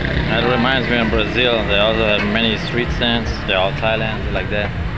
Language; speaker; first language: English; non-native, fluent; German